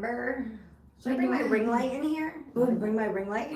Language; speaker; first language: English; native; English